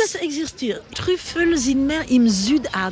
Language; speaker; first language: German; non-native, fluent; French